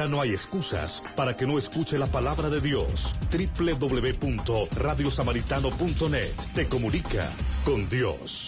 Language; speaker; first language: Spanish; native; Spanish